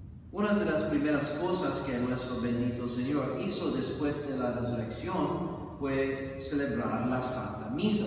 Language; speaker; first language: Spanish; non-native, fluent; English